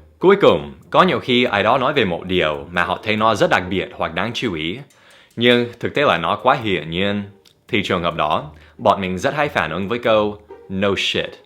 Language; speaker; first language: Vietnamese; non-native, fluent; English